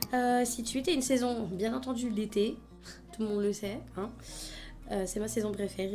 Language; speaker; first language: French; native; French